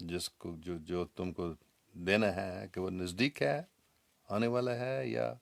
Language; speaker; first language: Urdu; non-native, fluent; English